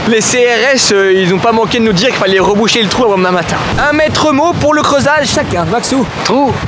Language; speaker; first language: French; native; French